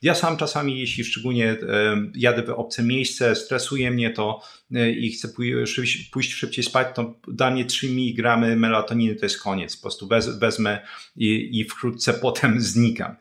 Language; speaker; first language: Polish; native; Polish